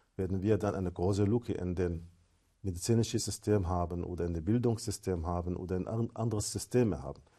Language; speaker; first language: German; non-native, fluent; Arabic